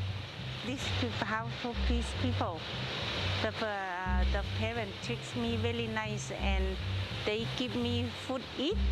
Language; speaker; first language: English; non-native, learner; Cantonese